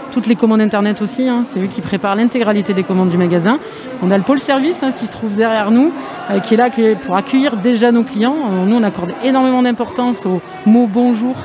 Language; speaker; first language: French; native; French